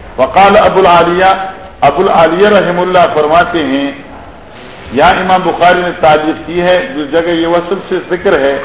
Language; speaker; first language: Urdu; non-native, local second language; Pashto